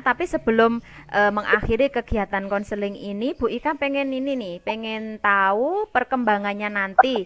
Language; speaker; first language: Indonesian; native; Indonesian